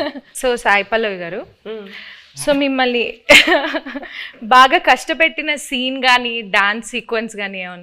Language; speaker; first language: Telugu; native; Telugu